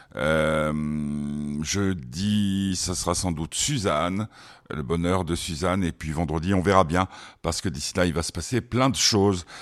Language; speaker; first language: French; native; French